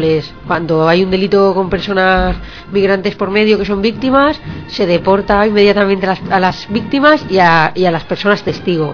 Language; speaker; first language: Spanish; native; Spanish